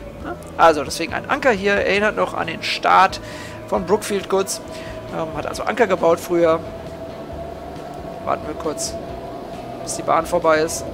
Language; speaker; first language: German; native; German